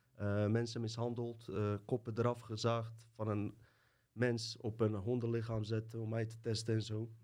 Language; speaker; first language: Dutch; early bilingual, other home language; Bosnian